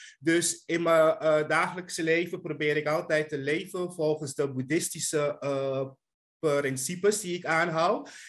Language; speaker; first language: Dutch; native; Dutch